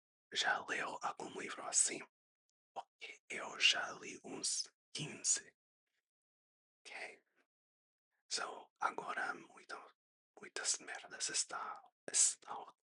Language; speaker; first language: Portuguese; non-native, learner; English